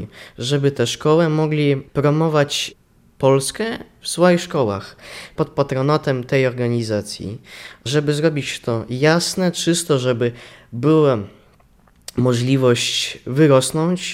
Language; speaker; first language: Polish; non-native, local second language; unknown